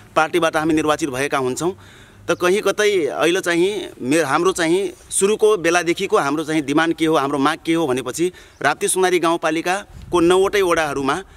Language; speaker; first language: Nepali; non-native, local second language; Dangaura Tharu